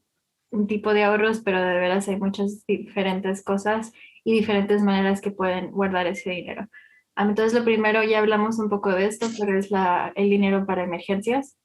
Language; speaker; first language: Spanish; early bilingual, heritage; Spanish